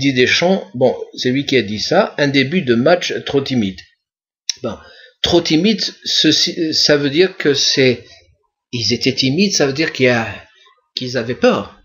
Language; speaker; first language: French; non-native, local second language; Arabic